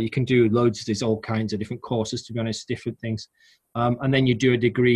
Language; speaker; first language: English; native; English